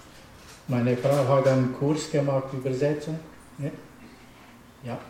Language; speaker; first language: German; non-native, learner; Romanian